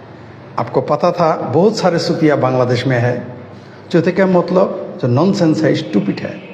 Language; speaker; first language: Hindi; non-native, fluent; Bangla